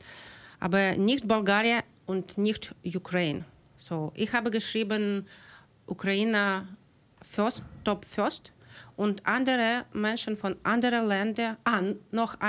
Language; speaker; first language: German; non-native, learner; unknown